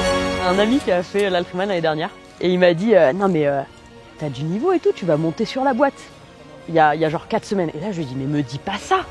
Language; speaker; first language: French; native; French